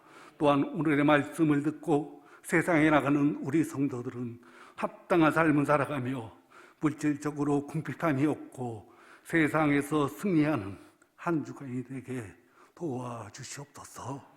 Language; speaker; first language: Korean; native; Korean